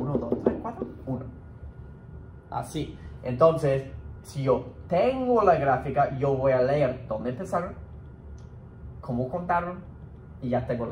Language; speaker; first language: Spanish; non-native, fluent; English